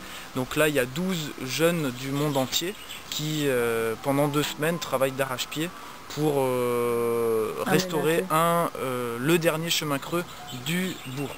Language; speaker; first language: French; native; French